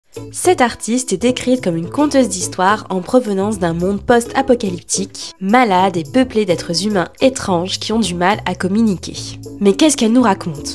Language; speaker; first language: French; native; French